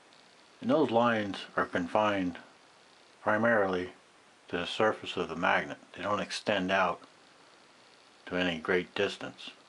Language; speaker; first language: English; native; English